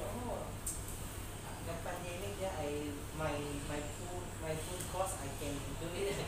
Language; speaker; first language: English; non-native, learner; Filipino